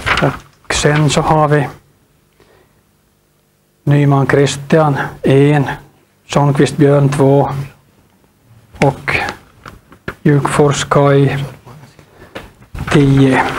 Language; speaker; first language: Swedish; native; Swedish